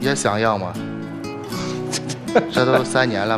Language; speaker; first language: Chinese; native; Chinese